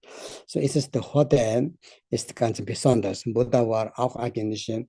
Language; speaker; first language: German; non-native, learner; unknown